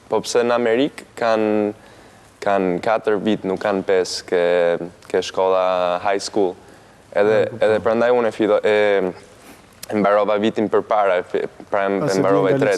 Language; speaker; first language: Albanian; early bilingual, heritage; Albanian